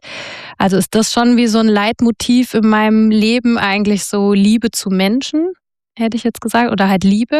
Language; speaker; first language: German; native; German